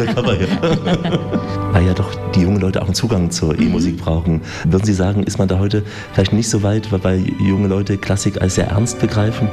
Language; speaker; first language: German; native; German